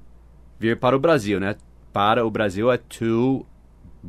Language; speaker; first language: Portuguese; non-native, fluent; English